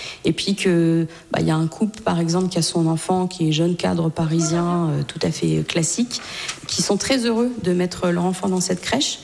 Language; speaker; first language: French; native; French